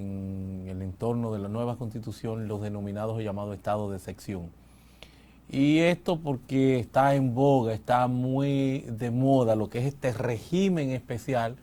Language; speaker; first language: Spanish; native; Spanish